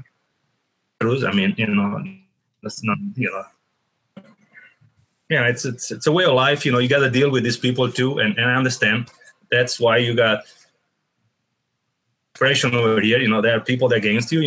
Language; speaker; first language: English; non-native, fluent; Italian